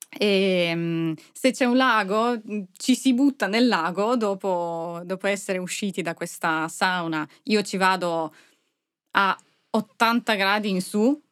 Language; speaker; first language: Italian; non-native, fluent; Russian